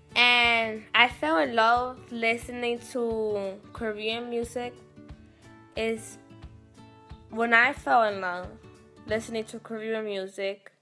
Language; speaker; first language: English; native; English